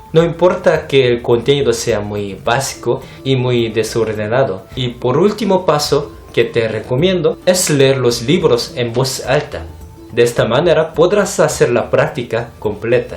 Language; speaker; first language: Spanish; non-native, fluent; Korean